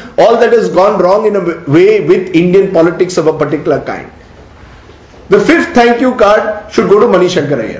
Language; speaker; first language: English; non-native, local second language; Marathi